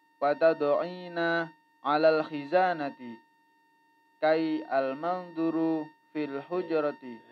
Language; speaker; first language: Arabic; non-native, learner; Indonesian